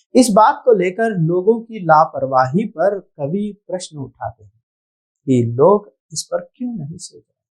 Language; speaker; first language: Hindi; non-native, local second language; Telugu